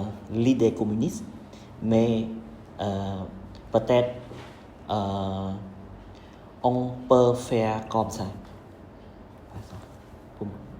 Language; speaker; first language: French; non-native, learner; Khmer